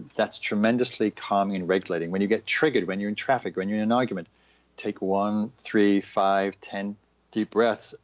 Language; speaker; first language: English; native; English